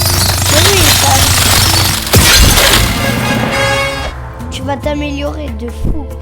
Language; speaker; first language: French; native; French